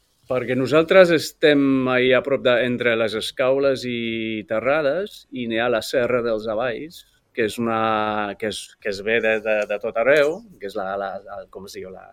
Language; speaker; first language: Catalan; non-native, fluent; English